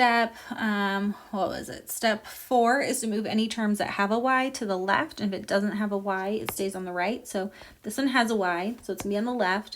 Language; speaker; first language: English; native; English